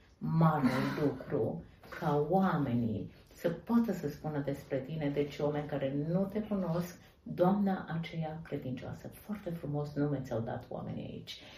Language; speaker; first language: Romanian; native; Romanian